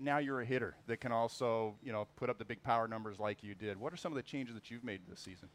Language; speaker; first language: English; native; English